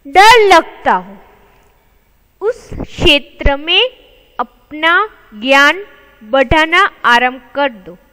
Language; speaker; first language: Hindi; non-native, local second language; Gujarati